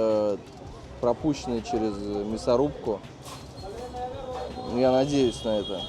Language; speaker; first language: Russian; native; Russian